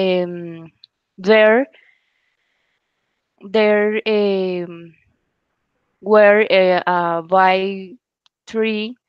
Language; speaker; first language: English; non-native, learner; Spanish